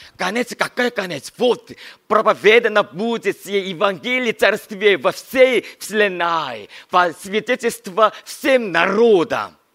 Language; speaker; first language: Russian; non-native, learner; Korean